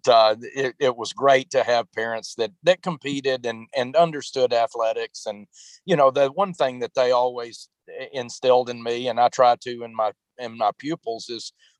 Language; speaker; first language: English; native; English